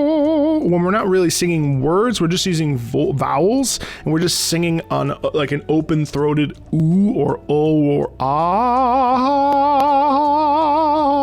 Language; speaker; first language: English; native; English